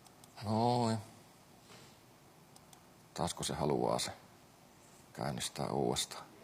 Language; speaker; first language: Finnish; native; Finnish